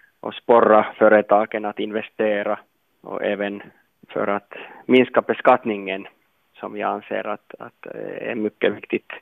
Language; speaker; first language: Swedish; non-native, local second language; Finnish